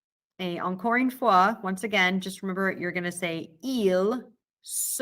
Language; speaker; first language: French; non-native, fluent; English